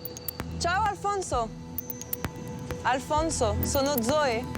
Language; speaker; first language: Italian; non-native, learner; French